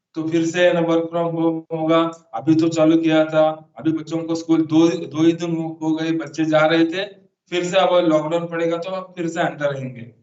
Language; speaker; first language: Hindi; non-native, local second language; Marathi